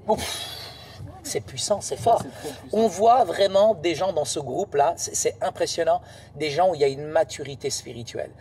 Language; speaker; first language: French; native; French